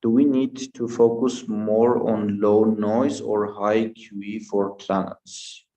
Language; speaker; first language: English; non-native, fluent; Armenian